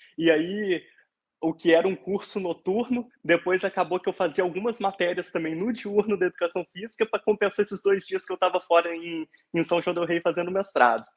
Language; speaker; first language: Portuguese; native; Portuguese